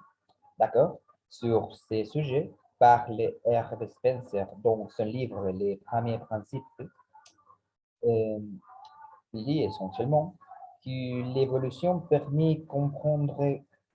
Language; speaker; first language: French; non-native, learner; Spanish